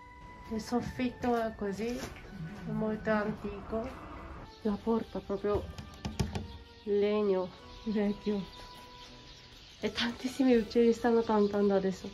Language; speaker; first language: Italian; non-native, fluent; Japanese